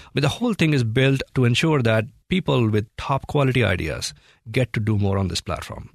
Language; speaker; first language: English; non-native, local second language; Hindi